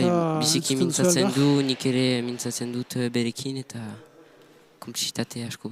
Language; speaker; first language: Basque; non-native, local second language; French